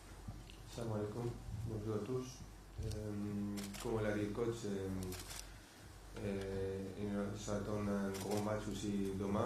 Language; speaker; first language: French; non-native, fluent; Spanish